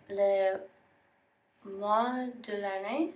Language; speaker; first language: French; non-native, learner; English